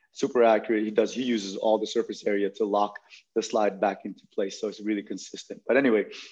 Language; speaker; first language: English; non-native, local second language; Filipino